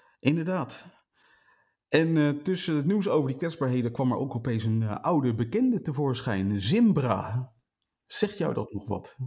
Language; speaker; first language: Dutch; native; Dutch